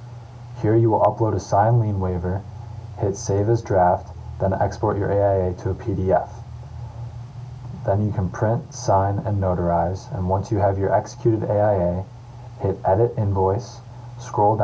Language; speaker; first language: English; native; English